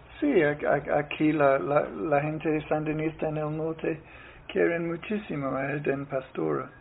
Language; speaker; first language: Spanish; non-native, fluent; English